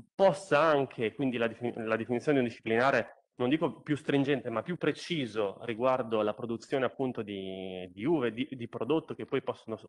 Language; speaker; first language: Italian; native; Italian